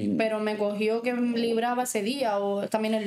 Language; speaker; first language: Spanish; native; Spanish